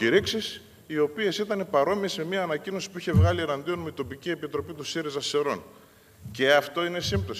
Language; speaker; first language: Greek; native; Greek